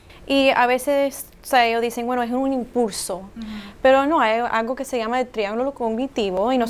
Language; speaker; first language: Spanish; early bilingual, heritage; Spanish